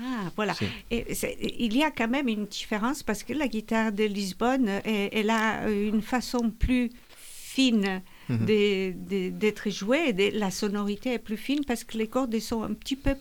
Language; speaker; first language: French; non-native, fluent; Portuguese